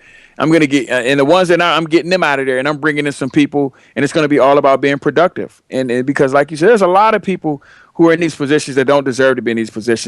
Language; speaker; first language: English; native; English